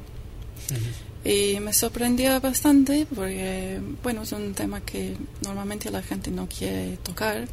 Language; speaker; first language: Spanish; non-native, fluent; English